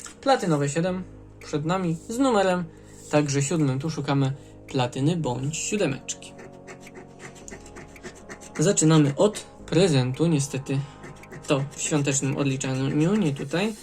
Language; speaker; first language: Polish; native; Polish